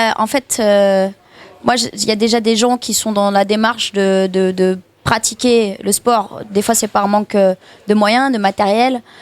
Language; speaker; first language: French; native; French